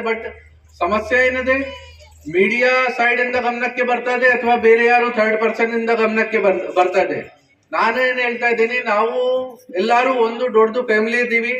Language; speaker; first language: Kannada; non-native, fluent; Hindi